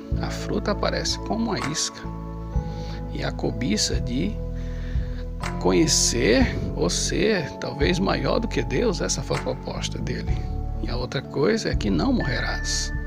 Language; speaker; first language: Portuguese; native; Portuguese